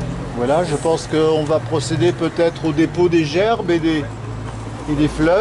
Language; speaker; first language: French; native; French